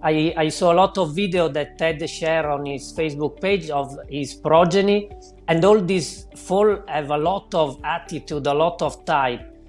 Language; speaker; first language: English; non-native, learner; Italian